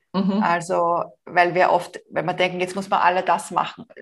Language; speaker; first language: German; native; German